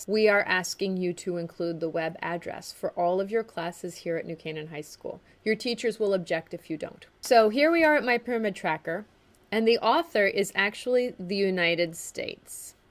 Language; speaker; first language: English; native; English